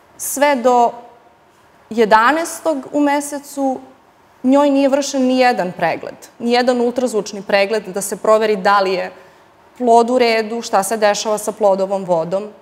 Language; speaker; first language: Serbian; native; Serbian